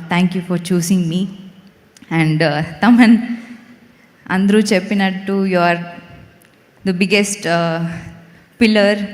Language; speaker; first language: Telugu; non-native, local second language; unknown